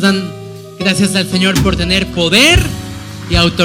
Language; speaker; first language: Spanish; native; Spanish